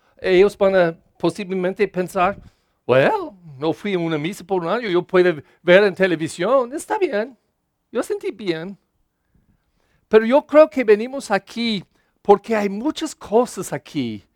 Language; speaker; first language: Spanish; non-native, learner; English